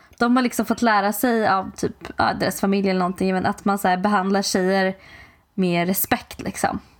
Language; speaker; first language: Swedish; native; Swedish